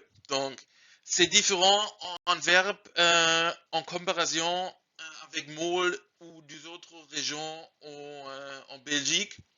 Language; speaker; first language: French; non-native, learner; German